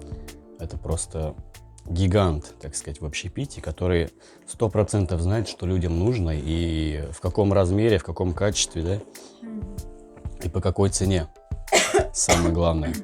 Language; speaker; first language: Russian; native; Russian